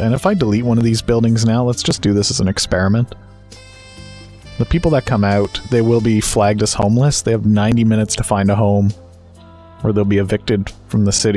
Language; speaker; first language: English; native; English